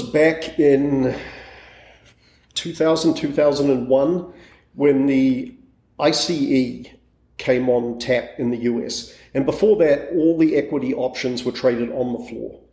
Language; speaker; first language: English; native; English